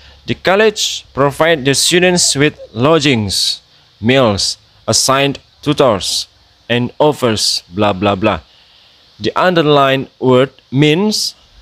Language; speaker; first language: English; non-native, fluent; Indonesian